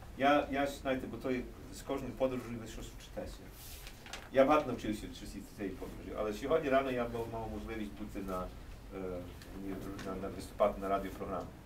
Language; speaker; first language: Ukrainian; early bilingual, heritage; English